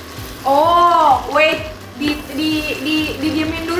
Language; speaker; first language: Indonesian; native; Indonesian